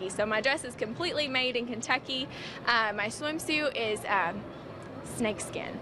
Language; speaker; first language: English; native; English